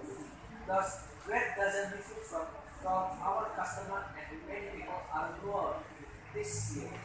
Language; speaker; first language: English; non-native, learner; Indonesian